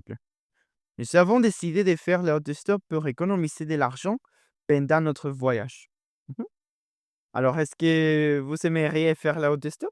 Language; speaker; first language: French; non-native, fluent; Spanish